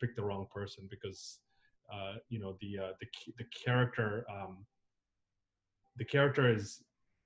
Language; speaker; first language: English; native; English